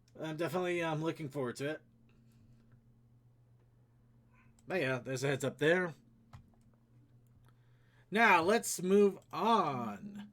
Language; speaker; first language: English; native; English